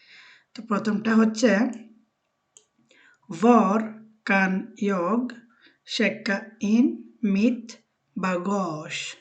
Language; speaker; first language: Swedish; non-native, fluent; Bangla